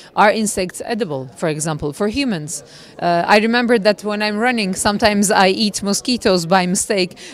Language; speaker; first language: English; non-native, fluent; Turkish